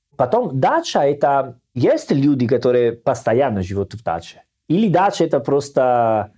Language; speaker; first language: Russian; non-native, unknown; Italian